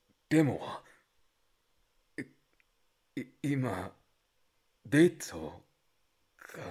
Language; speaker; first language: Japanese; non-native, learner; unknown